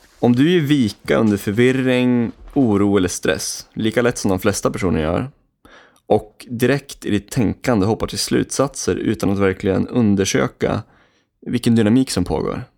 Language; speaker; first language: Swedish; native; Swedish